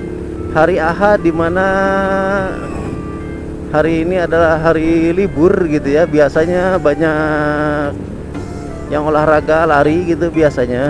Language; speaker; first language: Indonesian; non-native, local second language; Sundanese